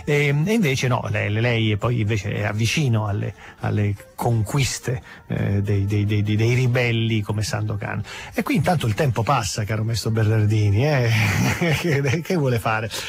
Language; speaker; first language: Italian; native; Italian